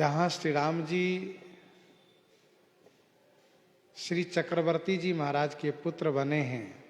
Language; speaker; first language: Hindi; native; Hindi